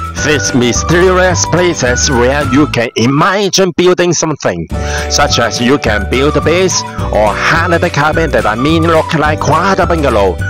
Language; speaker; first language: English; non-native, local second language; Cantonese